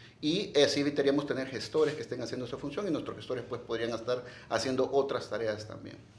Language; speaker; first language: Spanish; native; Spanish